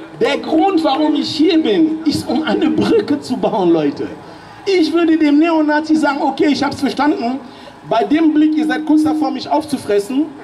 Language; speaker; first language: German; early bilingual, other home language; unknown